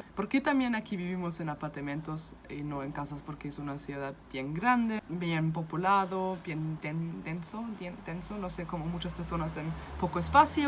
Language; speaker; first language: Spanish; non-native, fluent; German